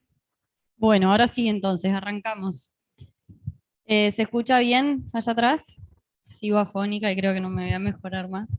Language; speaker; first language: Spanish; native; Spanish